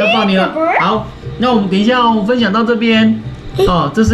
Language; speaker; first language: Chinese; native; Chinese